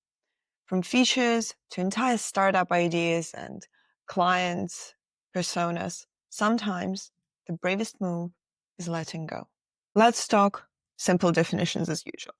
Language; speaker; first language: English; non-native, fluent; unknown